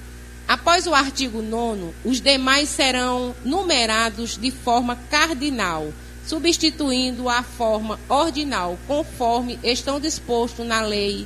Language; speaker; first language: Portuguese; native; Portuguese